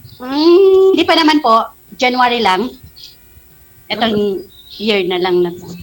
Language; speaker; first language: Filipino; non-native, local second language; Bikol